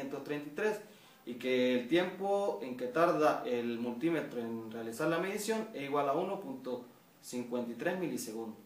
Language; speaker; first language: Spanish; native; Spanish